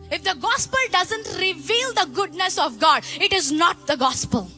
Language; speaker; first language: English; non-native, local second language; Telugu